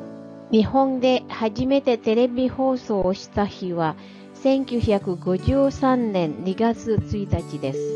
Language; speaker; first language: Japanese; non-native, fluent; Indonesian